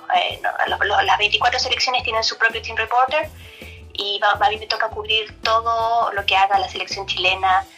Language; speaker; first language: Spanish; native; Spanish